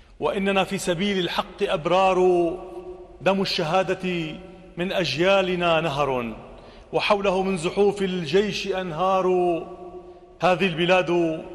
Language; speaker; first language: Arabic; native; Arabic